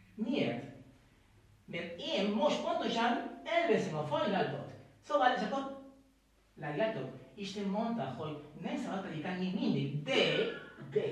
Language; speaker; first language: Hungarian; non-native, learner; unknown